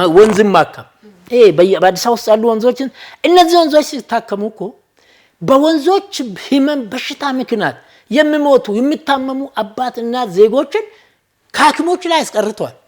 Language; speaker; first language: Amharic; non-native, local second language; Oromo